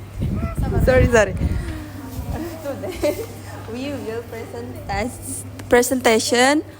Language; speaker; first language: English; non-native, learner; Indonesian